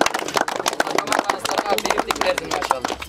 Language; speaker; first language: Kyrgyz; native; Kyrgyz